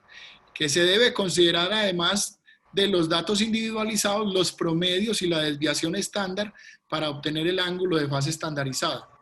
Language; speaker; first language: Spanish; native; Spanish